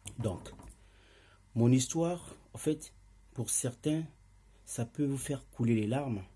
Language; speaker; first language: French; non-native, local second language; Lingala